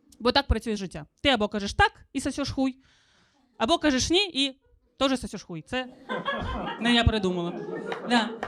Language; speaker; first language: Ukrainian; non-native, local second language; Russian